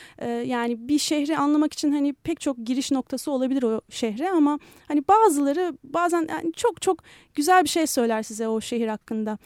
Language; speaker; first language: Turkish; native; Turkish